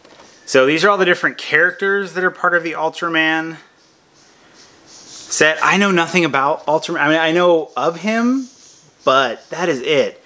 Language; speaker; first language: English; native; English